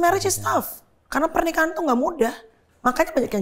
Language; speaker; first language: Indonesian; native; Indonesian